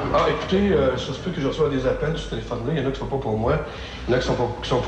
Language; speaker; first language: French; native; French